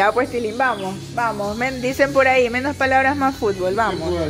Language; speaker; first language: Spanish; native; Spanish